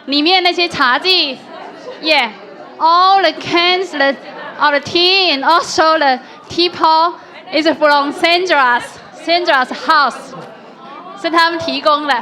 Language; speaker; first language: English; non-native, learner; Chinese